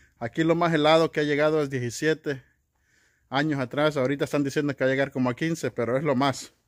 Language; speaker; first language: Spanish; native; Spanish